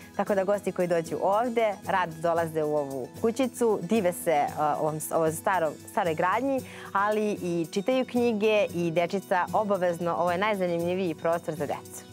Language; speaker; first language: Serbian; native; Serbian